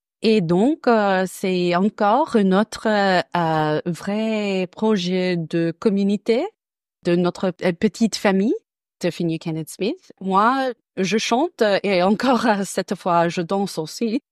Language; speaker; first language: French; non-native, learner; English